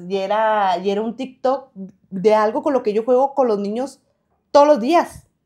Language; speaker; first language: Spanish; native; Spanish